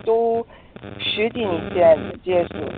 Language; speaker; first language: Chinese; non-native, learner; Korean